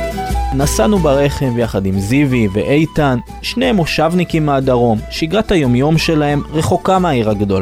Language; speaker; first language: Hebrew; native; Hebrew